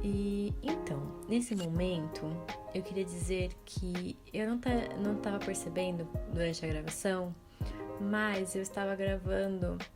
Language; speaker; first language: Portuguese; native; Portuguese